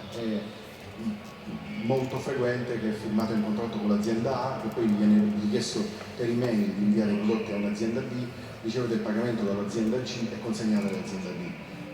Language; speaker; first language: Italian; native; Italian